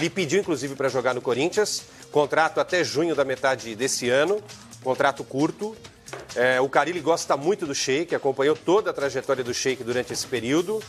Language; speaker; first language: Portuguese; native; Portuguese